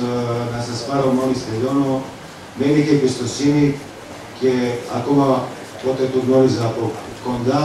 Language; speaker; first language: Greek; non-native, fluent; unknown